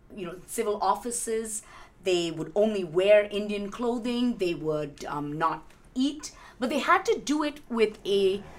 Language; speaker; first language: English; non-native, local second language; Malayalam